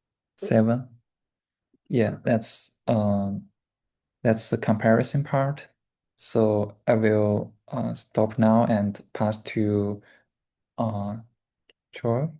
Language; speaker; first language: English; non-native, learner; Chinese